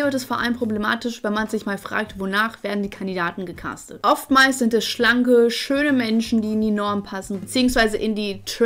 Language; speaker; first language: German; native; German